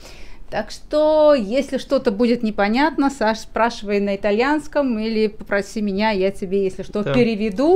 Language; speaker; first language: Russian; native; Russian